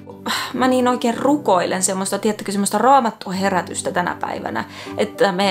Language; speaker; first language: Finnish; native; Finnish